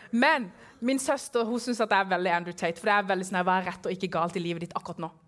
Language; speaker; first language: Norwegian; early bilingual, other home language; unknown